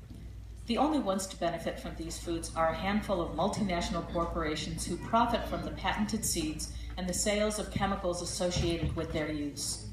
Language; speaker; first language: English; native; English